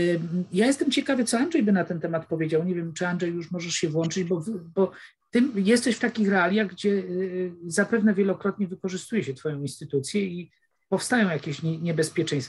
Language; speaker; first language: Polish; native; Polish